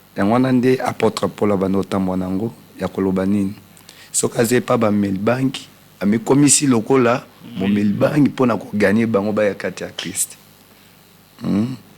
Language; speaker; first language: Lingala; non-native, local second language; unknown